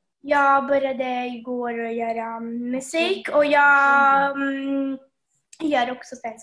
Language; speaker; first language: Swedish; early bilingual, heritage; Swedish